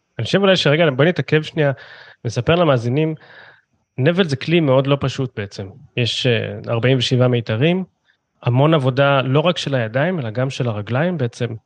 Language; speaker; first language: Hebrew; native; Hebrew